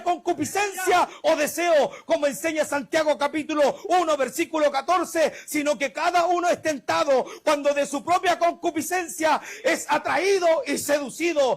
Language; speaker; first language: Spanish; native; Spanish